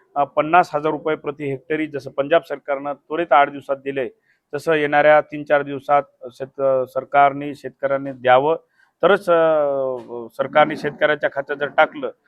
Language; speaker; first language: Marathi; native; Marathi